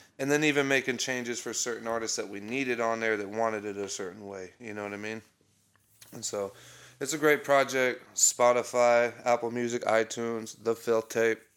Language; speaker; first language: English; native; English